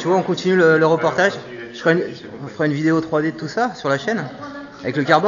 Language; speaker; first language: French; native; French